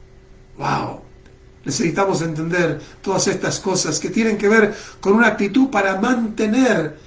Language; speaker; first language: Spanish; native; Spanish